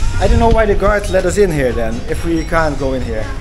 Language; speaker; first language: English; non-native, fluent; Dutch